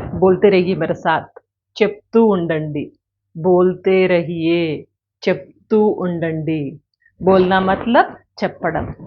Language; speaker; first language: Hindi; native; Hindi